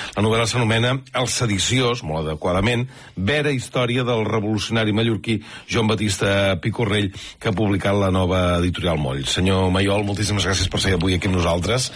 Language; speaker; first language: Catalan; native; Catalan